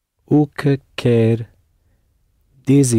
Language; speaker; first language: Portuguese; non-native, learner; English